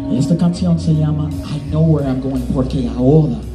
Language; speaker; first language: Spanish; non-native, learner; English